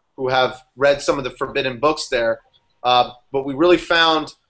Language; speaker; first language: English; native; English